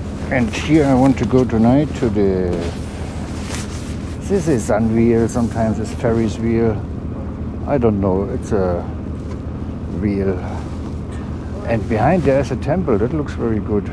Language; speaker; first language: English; non-native, fluent; German